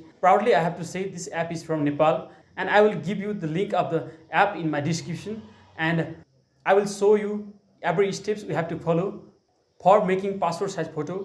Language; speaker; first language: English; non-native, fluent; Nepali